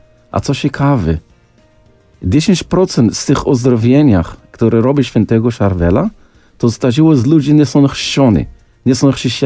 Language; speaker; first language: Polish; non-native, fluent; Arabic